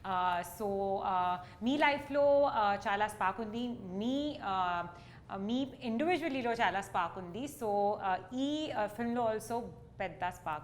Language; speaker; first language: Telugu; non-native, learner; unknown